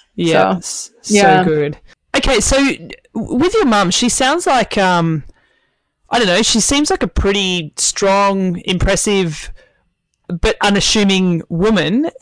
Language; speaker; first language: English; native; English